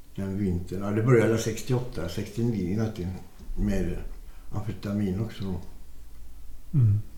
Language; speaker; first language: Swedish; native; Swedish